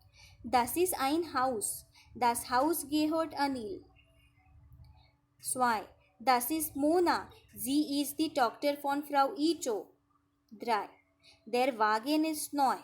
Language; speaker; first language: German; non-native, fluent; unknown